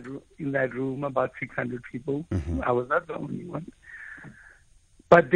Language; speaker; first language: English; non-native, local second language; Afrikaans